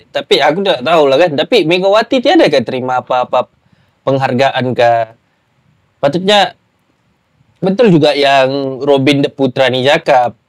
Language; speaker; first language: Malay; native; Malay